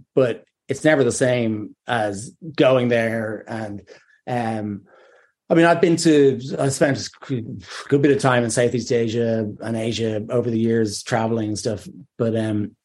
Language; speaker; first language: English; native; English